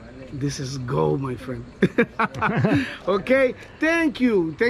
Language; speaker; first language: English; non-native, learner; Spanish